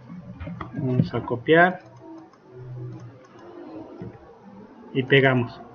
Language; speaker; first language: Spanish; native; Spanish